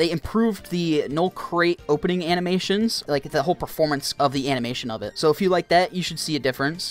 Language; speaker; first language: English; native; English